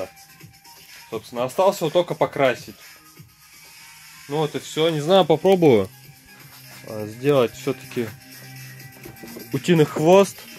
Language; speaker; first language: Russian; native; Russian